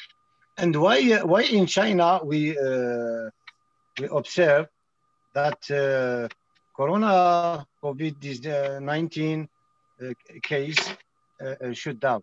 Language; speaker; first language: English; non-native, learner; French